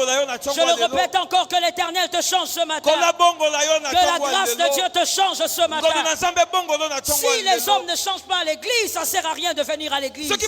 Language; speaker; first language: French; non-native, local second language; Lingala